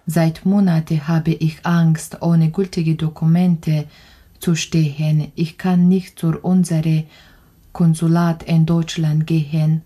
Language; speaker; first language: German; non-native, learner; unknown